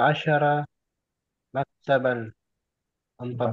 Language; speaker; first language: Arabic; non-native, learner; Indonesian